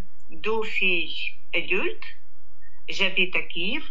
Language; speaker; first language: French; non-native, learner; Russian